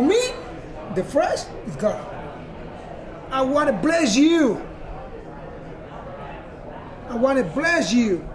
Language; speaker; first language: English; non-native, learner; Spanish